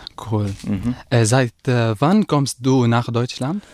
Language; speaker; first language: German; non-native, learner; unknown